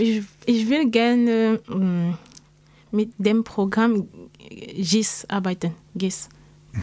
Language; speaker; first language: German; non-native, learner; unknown